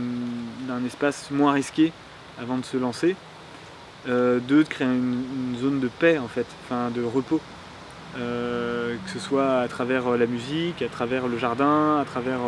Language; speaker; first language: French; native; French